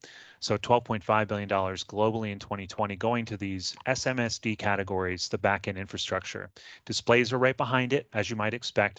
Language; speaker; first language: English; native; English